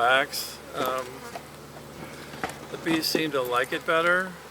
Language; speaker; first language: English; native; English